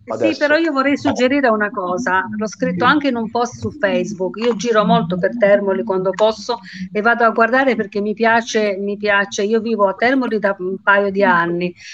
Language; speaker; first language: Italian; non-native, local second language; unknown